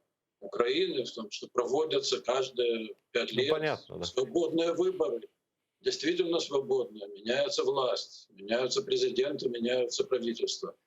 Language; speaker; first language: Russian; native; Russian